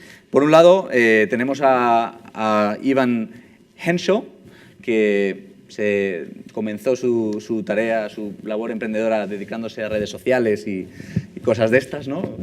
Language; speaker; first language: Spanish; native; Spanish